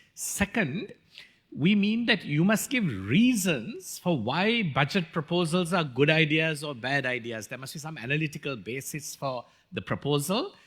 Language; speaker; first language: English; non-native, local second language; Sinhala